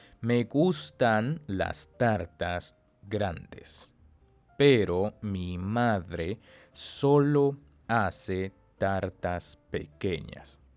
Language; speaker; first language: Spanish; non-native, fluent; Chinese